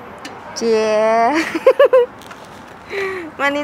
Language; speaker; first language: Chinese; non-native, fluent; Indonesian